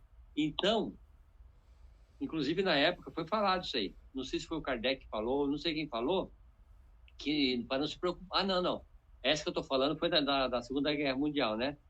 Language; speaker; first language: Portuguese; native; Portuguese